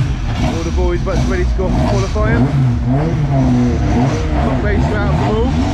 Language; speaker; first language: English; native; English